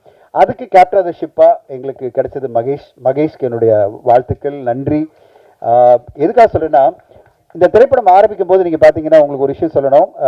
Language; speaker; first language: Tamil; native; Tamil